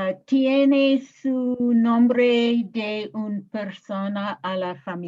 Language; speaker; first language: Spanish; non-native, learner; English